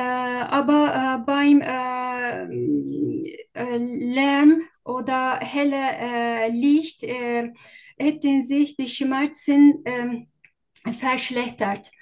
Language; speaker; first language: German; non-native, learner; Turkish